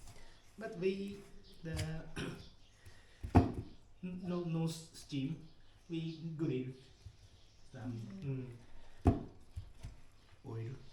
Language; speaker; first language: English; non-native, learner; Japanese